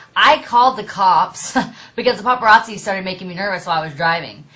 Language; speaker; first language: English; native; English